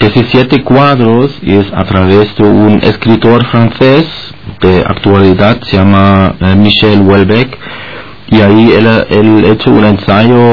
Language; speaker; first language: Spanish; non-native, fluent; German